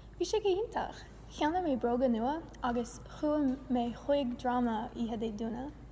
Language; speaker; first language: Irish; non-native, learner; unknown